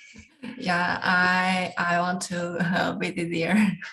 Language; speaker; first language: English; non-native, learner; Chinese